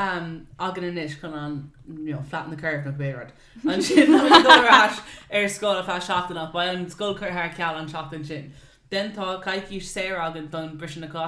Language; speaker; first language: Irish; non-native, local second language; English